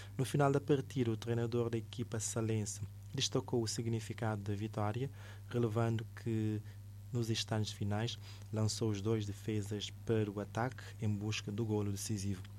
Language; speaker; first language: Portuguese; non-native, local second language; Kabuverdianu